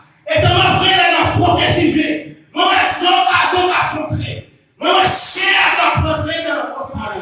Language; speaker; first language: French; non-native, local second language; Haitian Creole